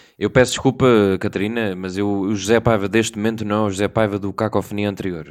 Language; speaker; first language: Portuguese; native; Portuguese